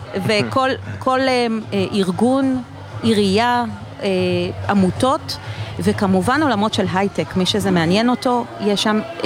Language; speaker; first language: Hebrew; native; Hebrew